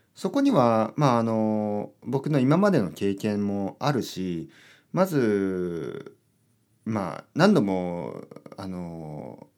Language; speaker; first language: Japanese; native; Japanese